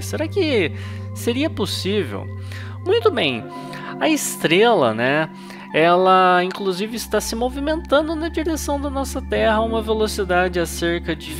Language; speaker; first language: Portuguese; native; Portuguese